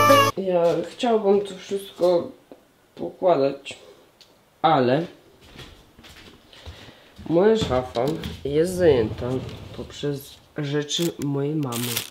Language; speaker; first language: Polish; non-native, fluent; Russian